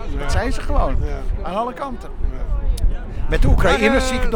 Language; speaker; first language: Dutch; native; Dutch